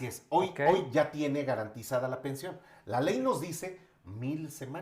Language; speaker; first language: Spanish; native; Spanish